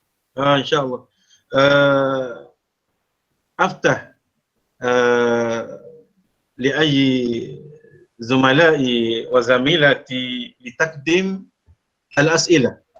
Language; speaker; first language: Arabic; non-native, fluent; Malay